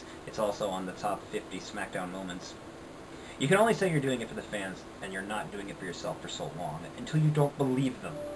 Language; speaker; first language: English; native; English